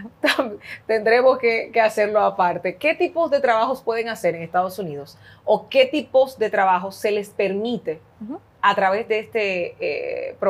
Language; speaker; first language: Spanish; native; Spanish